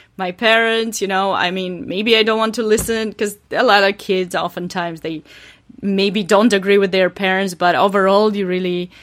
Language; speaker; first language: English; non-native, fluent; Romanian